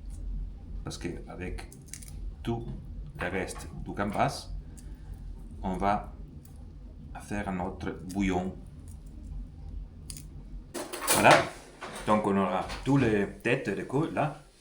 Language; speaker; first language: French; non-native, fluent; Italian